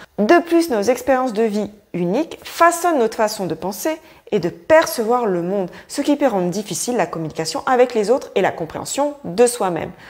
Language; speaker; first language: French; native; French